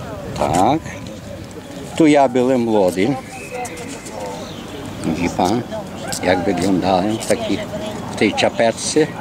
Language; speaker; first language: Polish; early bilingual, heritage; Polish